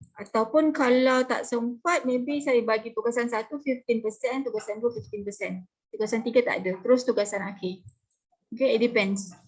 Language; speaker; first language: Malay; native; Malay